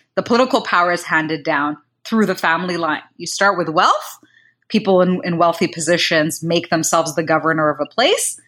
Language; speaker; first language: English; non-native, local second language; Kinyarwanda